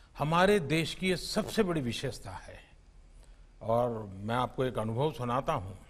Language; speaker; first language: Hindi; non-native, local second language; Gujarati